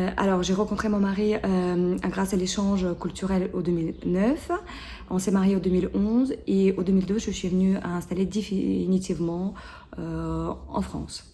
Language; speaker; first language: French; non-native, fluent; Ukrainian